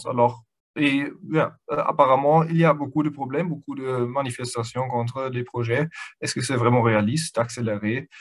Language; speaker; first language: French; non-native, fluent; German